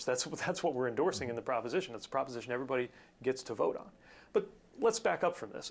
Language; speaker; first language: English; native; English